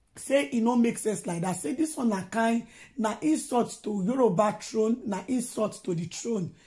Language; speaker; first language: Nigerian Pidgin; non-native, local second language; Yoruba